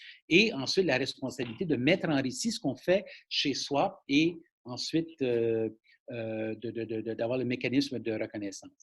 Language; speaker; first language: French; native; French